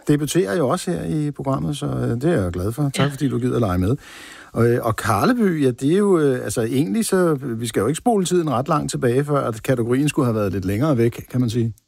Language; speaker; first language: Danish; native; Danish